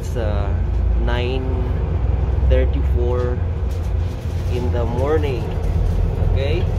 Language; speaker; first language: English; non-native, local second language; Filipino